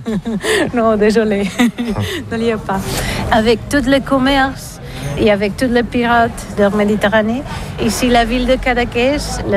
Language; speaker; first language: French; non-native, learner; Catalan